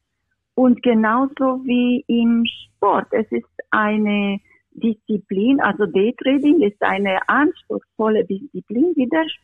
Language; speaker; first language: German; non-native, fluent; Romanian